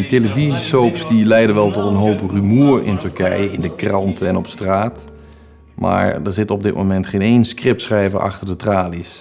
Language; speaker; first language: Dutch; native; Dutch